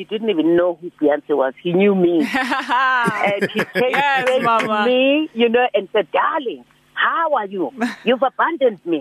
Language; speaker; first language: English; non-native, local second language; Zulu